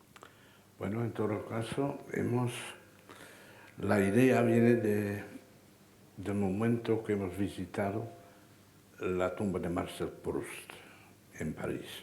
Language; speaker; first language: Spanish; non-native, fluent; Dutch